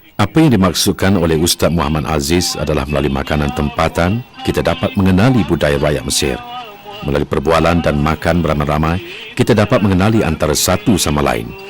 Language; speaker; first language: Malay; native; Malay